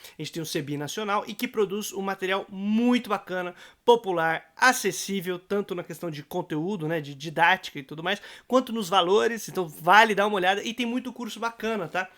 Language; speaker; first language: Portuguese; native; Portuguese